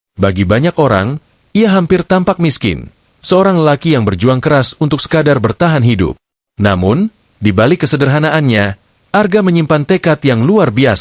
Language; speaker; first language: Indonesian; native; Indonesian